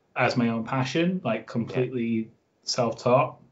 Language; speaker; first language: English; native; English